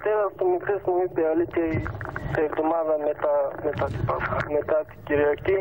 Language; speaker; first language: Greek; non-native, learner; Bulgarian